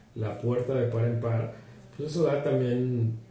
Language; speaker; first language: Spanish; native; Spanish